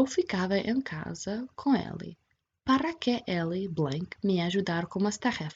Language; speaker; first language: Portuguese; non-native, fluent; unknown